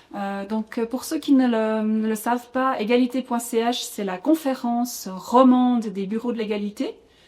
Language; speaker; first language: French; native; French